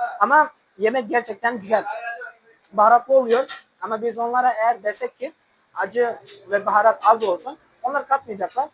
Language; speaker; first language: Turkish; non-native, fluent; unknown